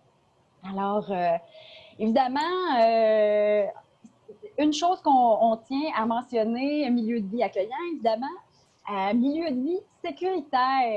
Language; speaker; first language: French; native; French